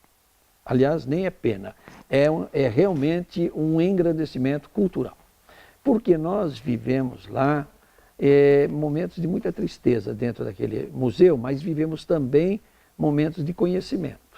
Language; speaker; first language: Portuguese; native; Portuguese